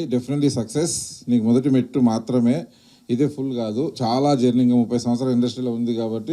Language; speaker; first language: Telugu; native; Telugu